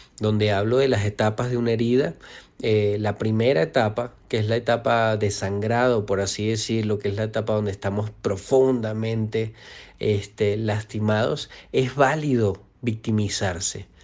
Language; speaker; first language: Spanish; native; Spanish